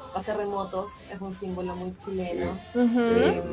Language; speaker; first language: Spanish; native; Spanish